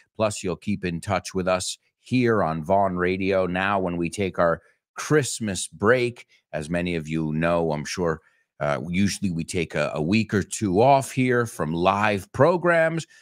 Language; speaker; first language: English; native; English